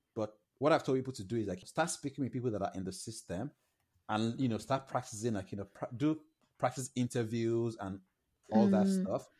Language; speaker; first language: English; non-native, local second language; Yoruba